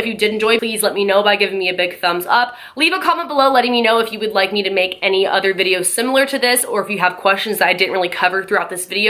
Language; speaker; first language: English; native; English